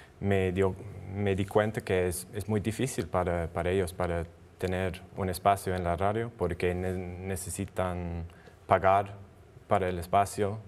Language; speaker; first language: Spanish; non-native, learner; English